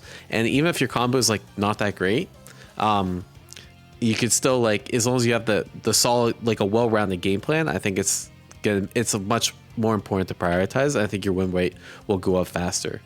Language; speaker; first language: English; native; English